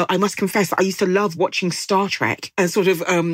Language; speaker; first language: English; native; English